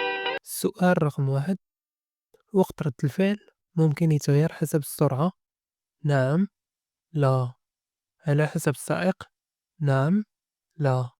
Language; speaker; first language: Arabic; native; Arabic